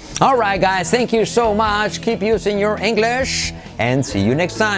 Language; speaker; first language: English; non-native, fluent; Spanish